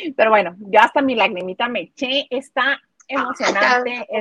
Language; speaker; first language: Spanish; native; Spanish